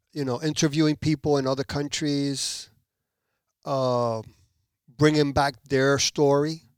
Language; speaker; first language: English; early bilingual, other home language; Spanish